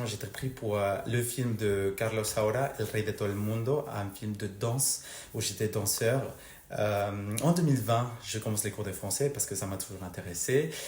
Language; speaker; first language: French; non-native, fluent; Spanish